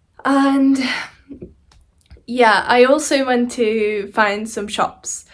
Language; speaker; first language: English; native; English